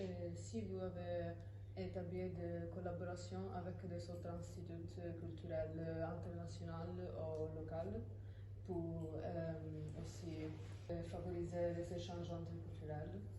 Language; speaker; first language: French; non-native, learner; Italian